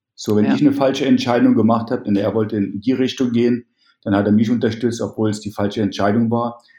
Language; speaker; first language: German; native; German